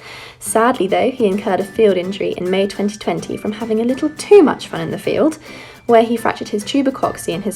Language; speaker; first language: English; native; English